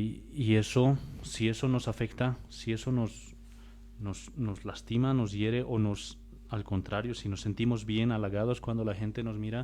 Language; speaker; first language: Spanish; native; Spanish